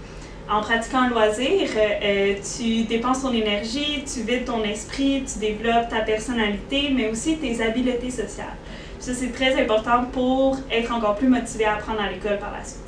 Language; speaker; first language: French; native; French